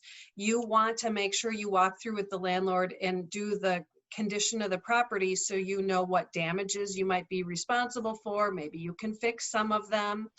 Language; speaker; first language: English; native; English